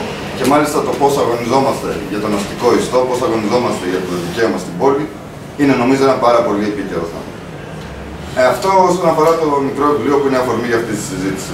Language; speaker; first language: Greek; native; Greek